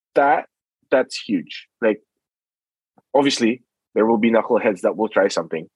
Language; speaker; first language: English; non-native, local second language; Filipino